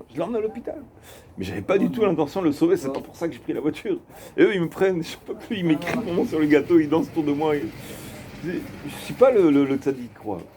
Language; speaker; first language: French; native; French